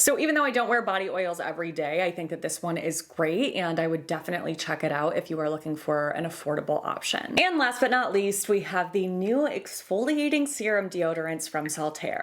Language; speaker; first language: English; native; English